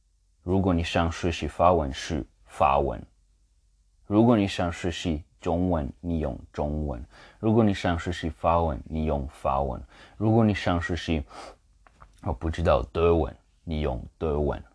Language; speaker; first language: Chinese; non-native, learner; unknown